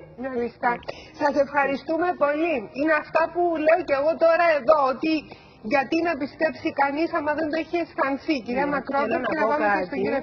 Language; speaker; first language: Greek; native; Greek